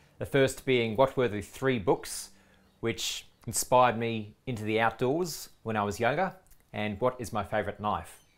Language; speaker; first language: English; native; English